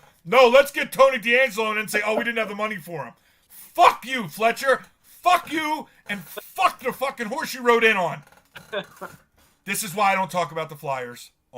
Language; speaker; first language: English; native; English